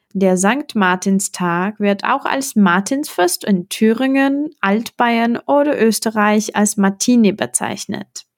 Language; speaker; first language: German; non-native, fluent; Czech